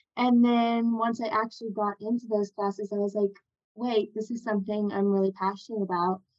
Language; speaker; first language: English; native; English